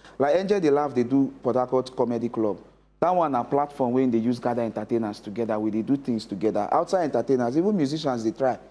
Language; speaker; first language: Nigerian Pidgin; native; Nigerian Pidgin